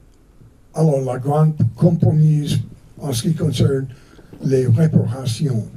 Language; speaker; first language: French; non-native, fluent; English